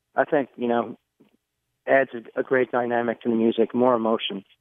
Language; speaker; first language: English; native; English